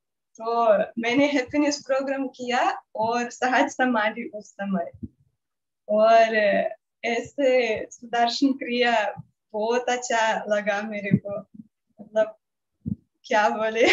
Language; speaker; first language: Hindi; non-native, learner; Russian